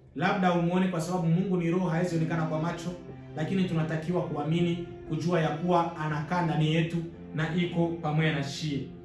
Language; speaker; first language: Swahili; native; Swahili